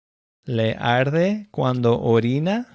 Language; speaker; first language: Spanish; non-native, fluent; English